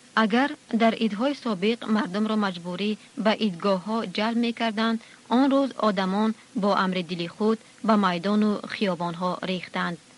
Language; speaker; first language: Persian; native; Persian